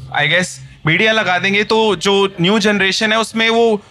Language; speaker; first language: Hindi; native; Hindi